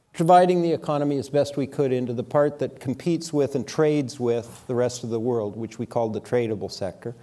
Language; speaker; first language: English; native; English